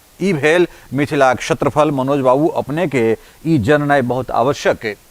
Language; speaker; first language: Maithili; native; Maithili